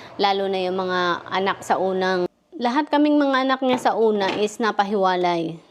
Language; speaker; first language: Filipino; native; Filipino